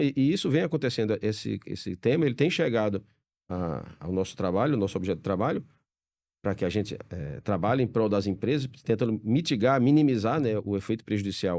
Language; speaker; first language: Portuguese; native; Portuguese